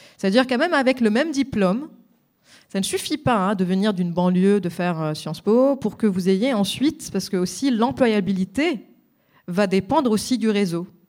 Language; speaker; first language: French; non-native, local second language; Arabic